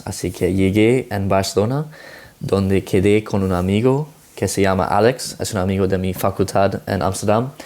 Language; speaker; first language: Spanish; non-native, learner; Dutch